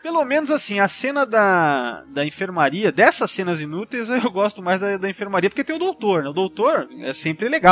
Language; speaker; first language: Portuguese; native; Portuguese